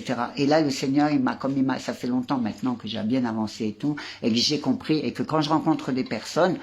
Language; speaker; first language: French; native; French